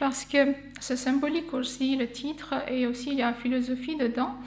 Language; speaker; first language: French; non-native, fluent; Armenian